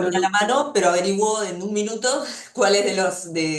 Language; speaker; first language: Spanish; native; Spanish